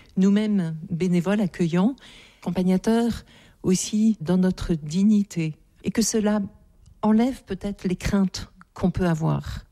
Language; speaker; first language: French; native; French